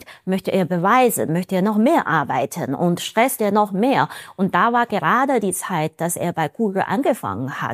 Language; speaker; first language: German; non-native, fluent; Chinese